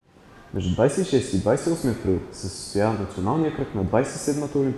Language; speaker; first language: Bulgarian; native; Bulgarian